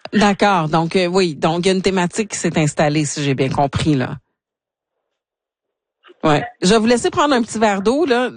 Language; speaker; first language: French; native; French